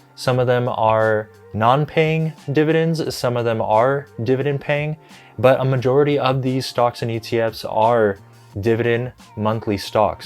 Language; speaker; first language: English; native; English